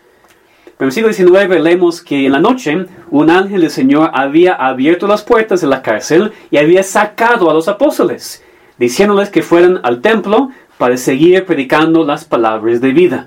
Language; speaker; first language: Spanish; non-native, fluent; English